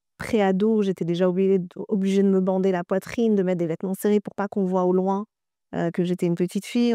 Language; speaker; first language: French; early bilingual, other home language; Persian